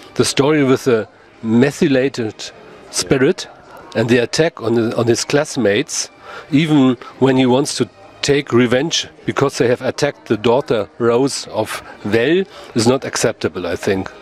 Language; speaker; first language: English; non-native, fluent; German